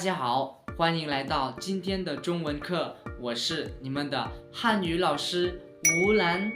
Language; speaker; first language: Chinese; non-native, fluent; Lao